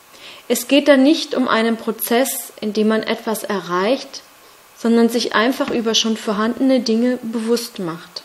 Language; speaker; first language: German; native; German